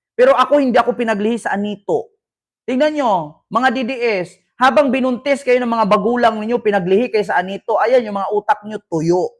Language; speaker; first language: Filipino; native; Filipino